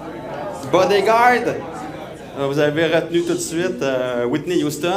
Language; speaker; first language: French; native; French